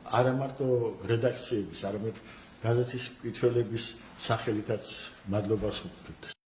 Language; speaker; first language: Georgian; non-native, local second language; Azerbaijani